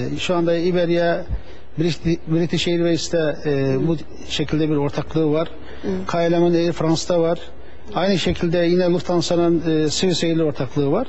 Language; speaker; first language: Turkish; native; Turkish